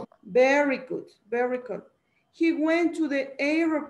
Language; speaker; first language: English; non-native, learner; Spanish